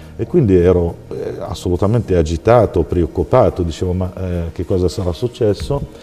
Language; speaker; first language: Italian; non-native, fluent; Arabic